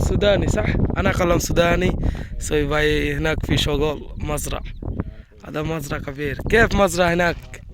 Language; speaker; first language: Arabic; non-native, learner; Bangla